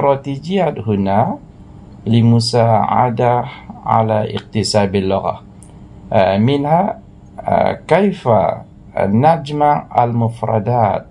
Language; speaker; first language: Arabic; non-native, fluent; Malay